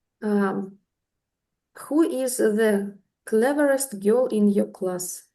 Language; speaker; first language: English; non-native, learner; Russian